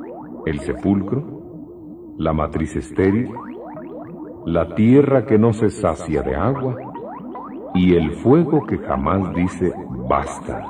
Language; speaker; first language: Spanish; native; Spanish